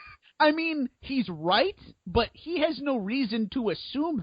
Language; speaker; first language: English; native; English